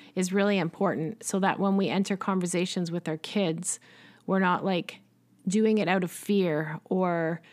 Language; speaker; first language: English; native; English